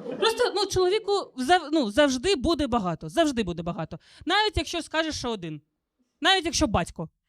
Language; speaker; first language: Ukrainian; non-native, local second language; Russian